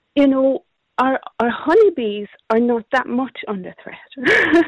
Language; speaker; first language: English; non-native, fluent; Swedish